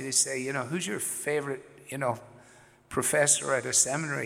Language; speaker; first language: English; native; English